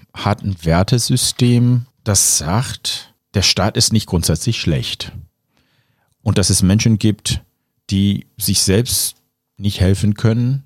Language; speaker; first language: German; non-native, fluent; English